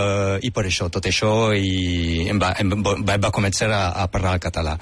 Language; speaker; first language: Catalan; non-native, fluent; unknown